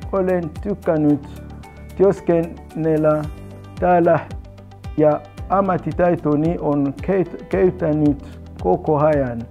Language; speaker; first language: Finnish; non-native, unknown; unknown